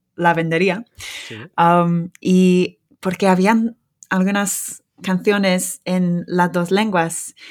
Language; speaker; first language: Spanish; non-native, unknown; English